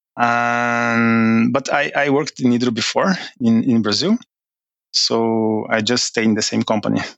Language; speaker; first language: English; non-native, fluent; Portuguese